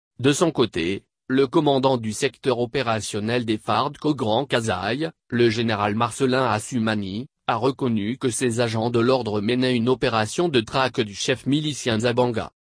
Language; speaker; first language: French; non-native, local second language; Lingala